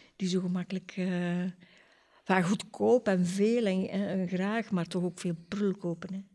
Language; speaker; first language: Dutch; native; Dutch